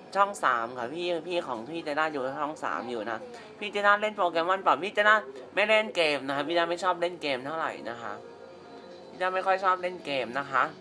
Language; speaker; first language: Thai; native; Thai